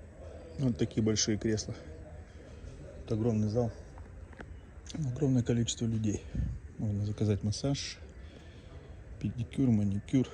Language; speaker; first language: Russian; native; Russian